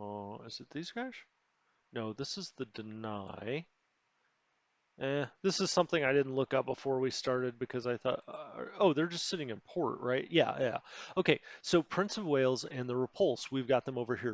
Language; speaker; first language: English; native; English